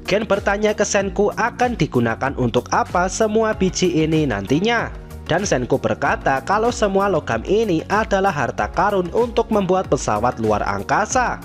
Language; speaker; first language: Indonesian; native; Indonesian